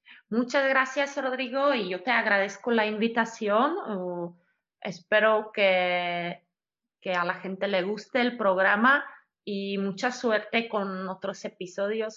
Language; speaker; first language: Spanish; non-native, fluent; Czech